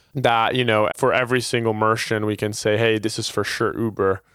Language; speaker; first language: English; non-native, fluent; Portuguese